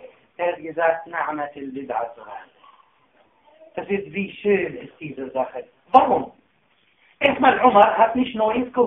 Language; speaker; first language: German; non-native, fluent; Arabic